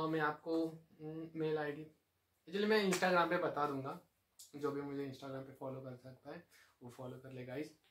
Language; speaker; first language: Hindi; non-native, local second language; Marathi